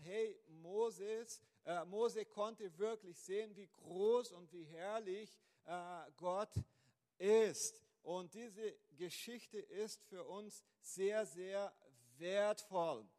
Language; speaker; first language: German; non-native, fluent; Portuguese